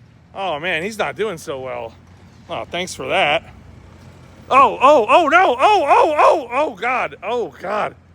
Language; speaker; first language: English; native; English